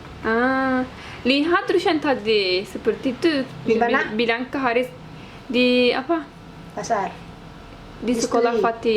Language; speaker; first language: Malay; non-native, learner; Turkish